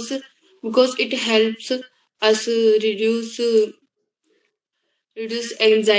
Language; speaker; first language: English; non-native, learner; Hindi